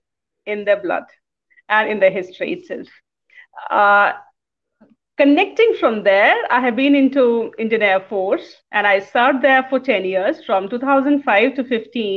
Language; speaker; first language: English; non-native, local second language; Hindi